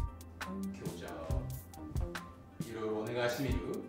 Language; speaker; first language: Japanese; native; Japanese